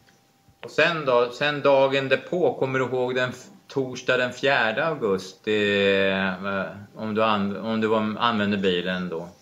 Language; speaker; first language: Swedish; native; Swedish